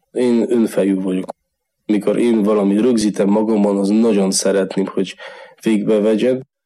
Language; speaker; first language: Hungarian; non-native, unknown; Polish